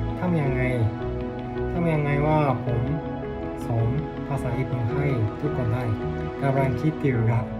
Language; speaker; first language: Thai; non-native, learner; Japanese